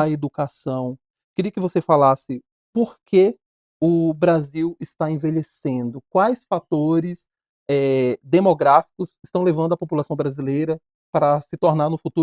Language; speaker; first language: Portuguese; native; Portuguese